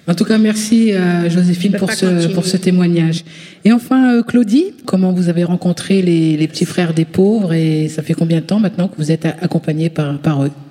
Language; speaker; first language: French; native; French